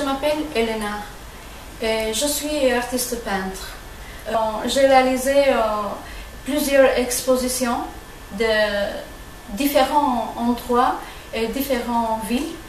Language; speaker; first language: French; non-native, fluent; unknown